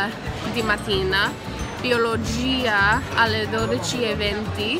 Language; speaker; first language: Italian; non-native, learner; English